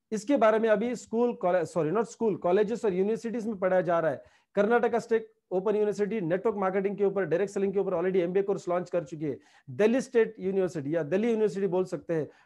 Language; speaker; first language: Hindi; non-native, local second language; Marathi